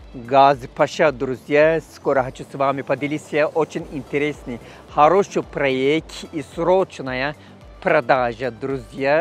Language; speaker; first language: Russian; non-native, learner; Turkish